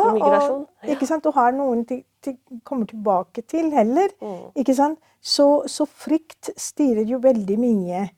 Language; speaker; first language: Norwegian; non-native, fluent; Urdu